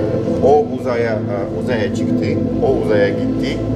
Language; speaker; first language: Turkish; non-native, learner; Russian